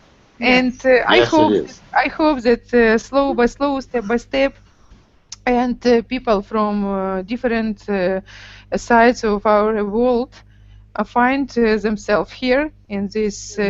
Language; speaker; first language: English; non-native, learner; Russian